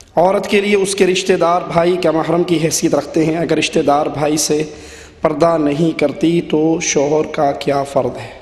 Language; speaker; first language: Urdu; non-native, local second language; Punjabi